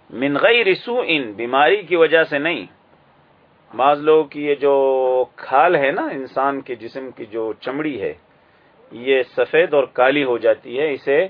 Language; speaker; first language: Urdu; native; Urdu